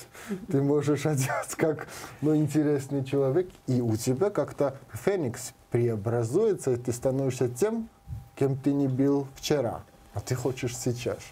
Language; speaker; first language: Russian; non-native, learner; Georgian